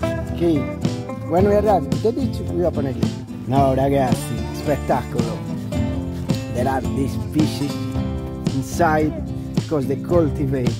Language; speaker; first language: English; non-native, learner; Italian